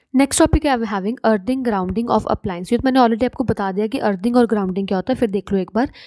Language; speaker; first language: Hindi; native; Hindi